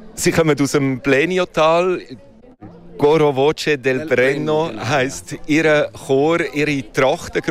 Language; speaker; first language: German; native; German